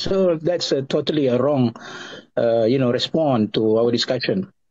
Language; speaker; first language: English; non-native, local second language; Malay